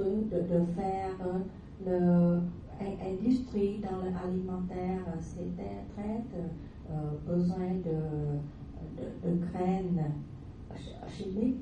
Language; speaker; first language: French; non-native, learner; Vietnamese